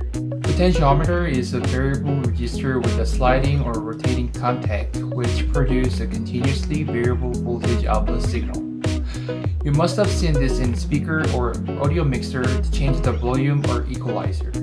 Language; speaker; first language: English; non-native, fluent; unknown